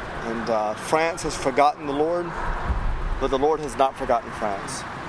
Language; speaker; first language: English; native; English